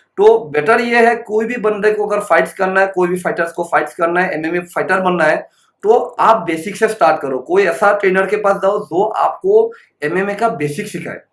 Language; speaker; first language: Hindi; non-native, local second language; Assamese